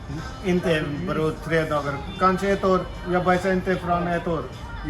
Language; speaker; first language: Swedish; non-native, learner; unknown